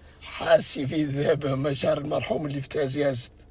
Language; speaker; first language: Arabic; native; Arabic